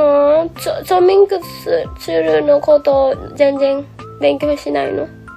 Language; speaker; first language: Japanese; non-native, learner; Indonesian